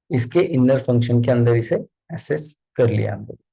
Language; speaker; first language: Hindi; non-native, local second language; Marathi